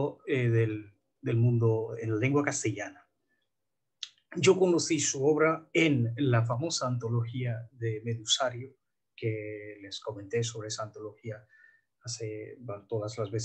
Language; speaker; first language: Spanish; non-native, fluent; Bangla